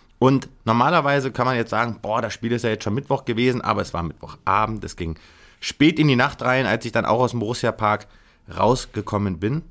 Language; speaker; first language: German; native; German